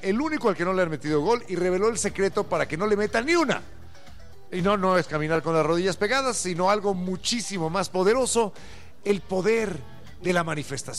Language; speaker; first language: Spanish; native; Spanish